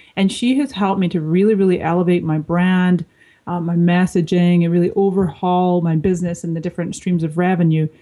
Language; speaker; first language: English; native; English